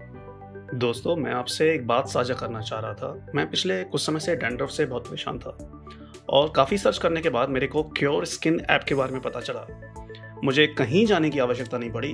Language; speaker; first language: Hindi; native; Hindi